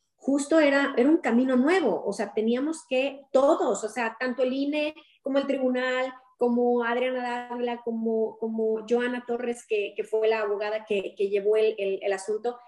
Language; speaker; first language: Spanish; native; Spanish